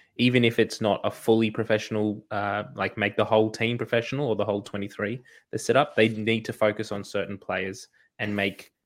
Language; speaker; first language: English; native; English